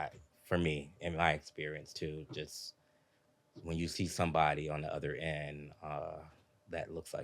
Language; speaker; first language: English; native; English